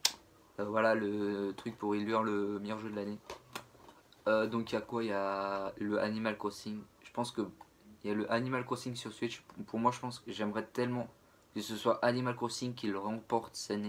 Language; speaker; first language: French; native; French